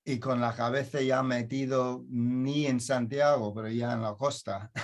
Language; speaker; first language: Spanish; non-native, fluent; English